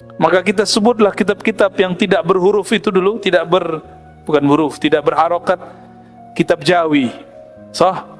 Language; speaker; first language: Malay; non-native, local second language; Minangkabau